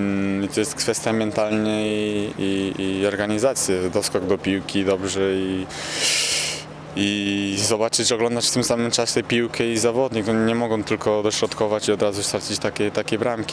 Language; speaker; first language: Polish; non-native, fluent; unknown